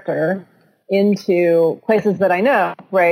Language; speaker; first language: English; native; English